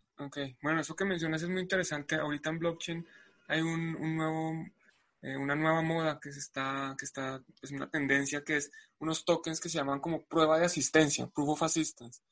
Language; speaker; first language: Spanish; native; Spanish